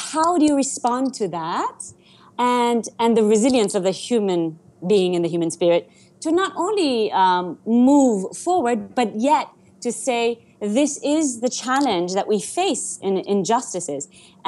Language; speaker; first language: English; non-native, fluent; Persian